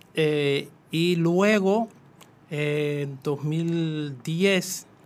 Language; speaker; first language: Spanish; native; Spanish